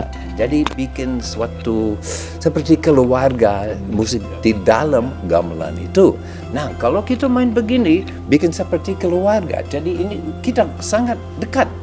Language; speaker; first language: Indonesian; non-native, fluent; English